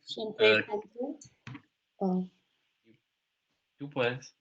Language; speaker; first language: Spanish; non-native, learner; English